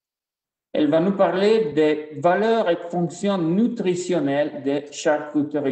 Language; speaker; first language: French; non-native, fluent; Italian